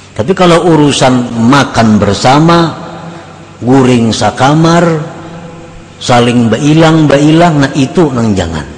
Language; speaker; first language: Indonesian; non-native, local second language; Banjar